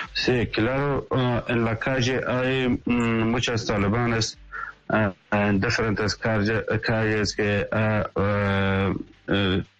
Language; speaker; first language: Spanish; non-native, learner; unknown